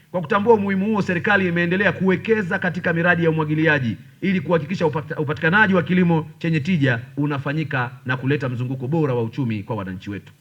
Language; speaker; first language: Swahili; native; Swahili